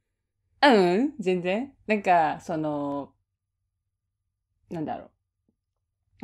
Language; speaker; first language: Japanese; native; Japanese